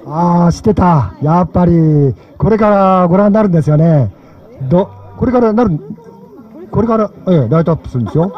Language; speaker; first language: Japanese; native; Japanese